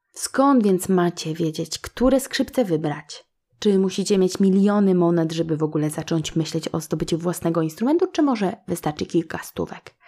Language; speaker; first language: Polish; native; Polish